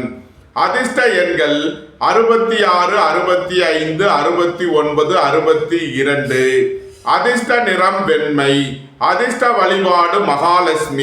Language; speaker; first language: Tamil; native; Tamil